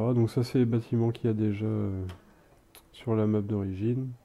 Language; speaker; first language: French; native; French